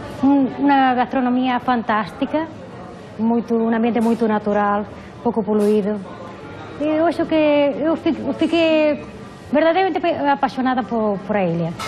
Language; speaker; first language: Portuguese; non-native, fluent; Spanish